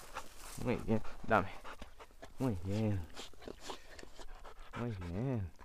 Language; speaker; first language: Spanish; native; Spanish